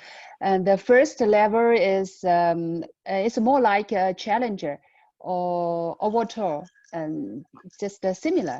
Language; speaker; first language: English; non-native, learner; Chinese